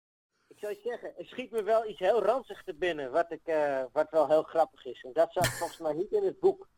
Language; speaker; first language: Dutch; native; Dutch